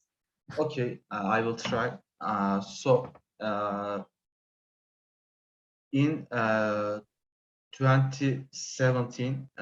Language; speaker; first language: English; non-native, learner; Turkish